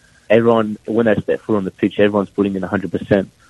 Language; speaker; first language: English; early bilingual, other home language; Greek